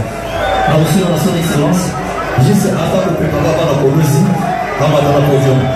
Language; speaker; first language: French; non-native, local second language; Lingala